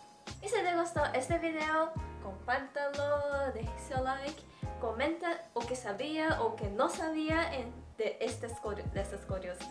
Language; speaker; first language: Spanish; non-native, fluent; Portuguese